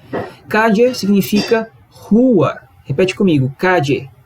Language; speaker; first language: Spanish; non-native, fluent; Portuguese